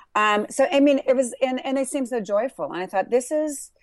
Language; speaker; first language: English; native; English